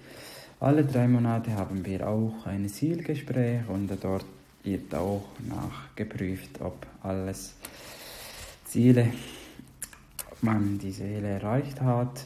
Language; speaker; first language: German; non-native, learner; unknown